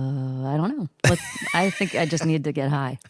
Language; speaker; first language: English; native; English